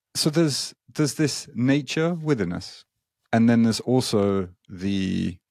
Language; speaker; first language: English; native; English